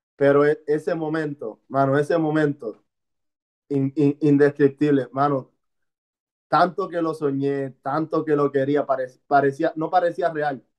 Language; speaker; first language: Spanish; native; Spanish